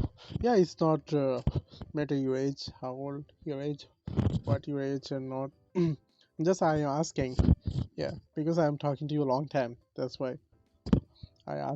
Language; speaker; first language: English; non-native, learner; Bangla